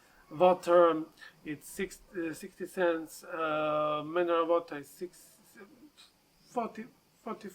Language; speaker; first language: English; non-native, learner; Serbian